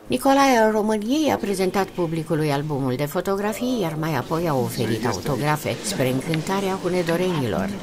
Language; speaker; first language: Romanian; native; Romanian